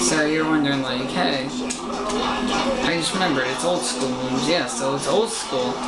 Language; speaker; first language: English; native; English